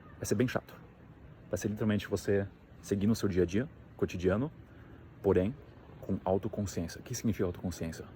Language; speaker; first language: Portuguese; native; Portuguese